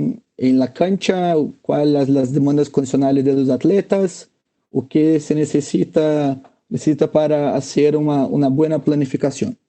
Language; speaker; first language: Spanish; non-native, fluent; Portuguese